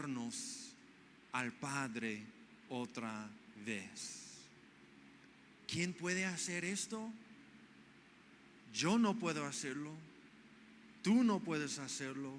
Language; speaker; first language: Spanish; non-native, fluent; English